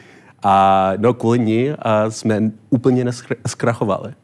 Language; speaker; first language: Czech; non-native, learner; English